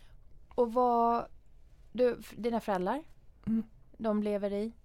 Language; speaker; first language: Swedish; early bilingual, other home language; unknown